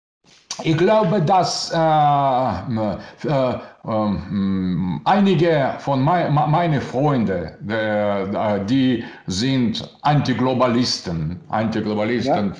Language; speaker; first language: German; non-native, learner; Russian